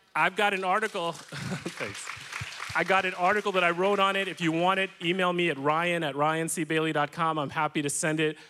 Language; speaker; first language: English; native; English